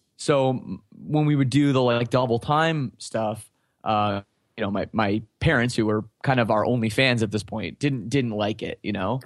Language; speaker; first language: English; native; English